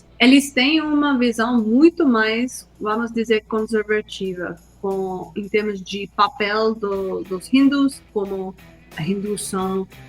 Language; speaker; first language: Portuguese; non-native, fluent; Hindi